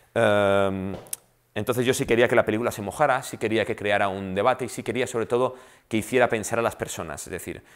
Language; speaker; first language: Spanish; native; Spanish